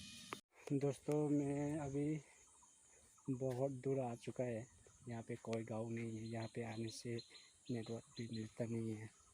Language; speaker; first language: Hindi; non-native, local second language; Kok Borok